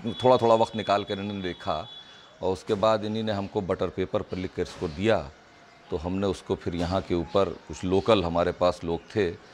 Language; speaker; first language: Urdu; native; Urdu